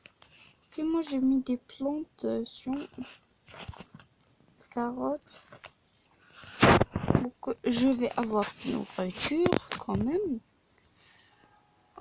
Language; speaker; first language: French; non-native, learner; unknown